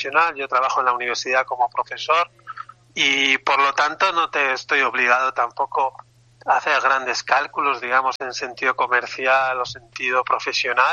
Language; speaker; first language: Spanish; non-native, local second language; Basque